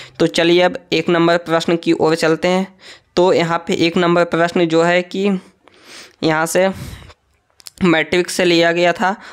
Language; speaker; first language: Hindi; native; Hindi